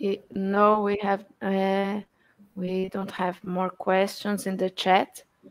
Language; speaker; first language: English; non-native, fluent; Portuguese